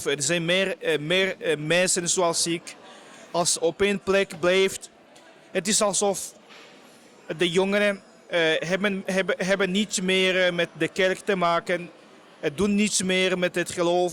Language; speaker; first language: Dutch; non-native, fluent; Portuguese